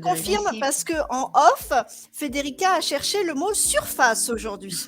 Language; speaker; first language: French; native; French